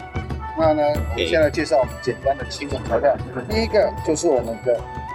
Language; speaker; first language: Chinese; native; Chinese